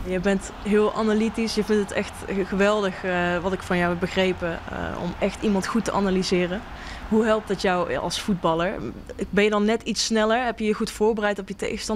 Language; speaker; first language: Dutch; native; Dutch